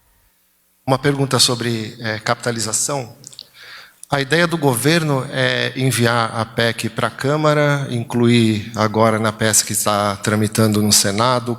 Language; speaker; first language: Portuguese; native; Portuguese